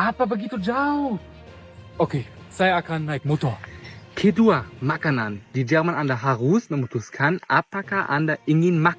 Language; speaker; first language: Indonesian; non-native, learner; German